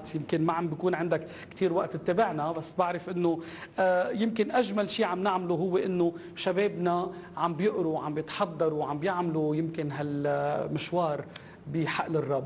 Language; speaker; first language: Arabic; native; Arabic